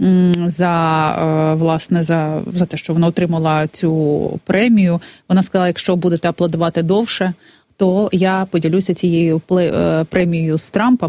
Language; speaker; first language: Ukrainian; native; Ukrainian